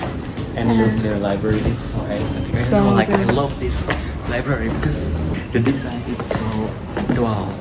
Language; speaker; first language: English; non-native, learner; Turkish